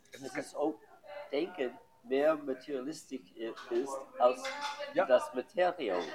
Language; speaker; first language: German; non-native, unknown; English